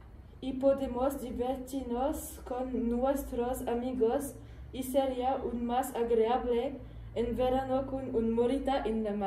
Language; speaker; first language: Spanish; non-native, learner; French